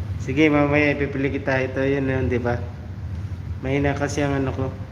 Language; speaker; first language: Filipino; non-native, local second language; Bikol